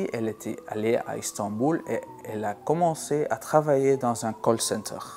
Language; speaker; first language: French; non-native, local second language; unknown